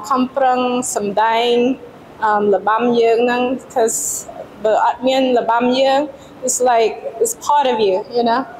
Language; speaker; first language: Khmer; early bilingual, heritage; Khmer